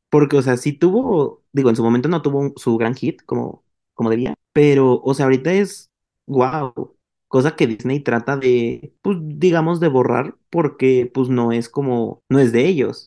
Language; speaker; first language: Spanish; native; Spanish